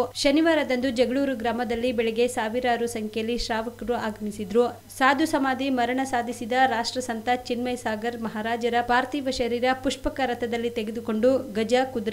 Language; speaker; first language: Kannada; native; Kannada